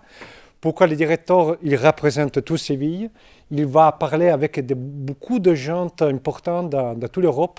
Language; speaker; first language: French; non-native, fluent; Spanish